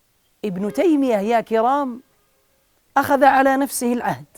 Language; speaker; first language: Arabic; native; Arabic